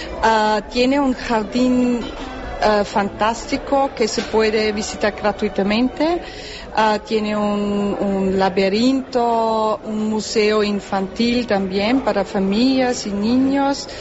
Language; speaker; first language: Spanish; non-native, fluent; German